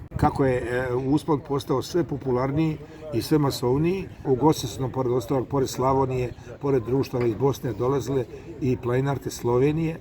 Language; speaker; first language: Bosnian; native; Bosnian